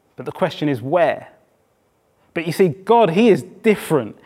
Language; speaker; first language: English; native; English